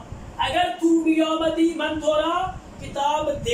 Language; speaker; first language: Persian; non-native, fluent; Urdu